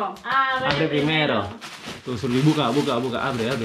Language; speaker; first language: Spanish; non-native, learner; Indonesian